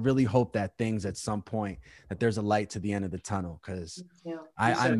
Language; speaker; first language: English; native; English